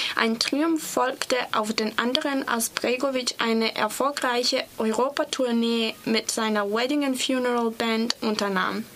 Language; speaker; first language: German; non-native, fluent; Serbian